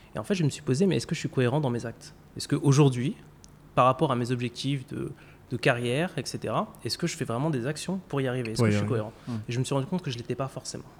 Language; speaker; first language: French; native; French